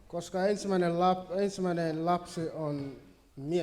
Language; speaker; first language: Finnish; early bilingual, other home language; Swahili